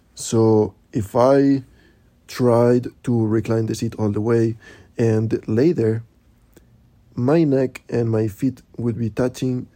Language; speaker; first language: English; non-native, fluent; Spanish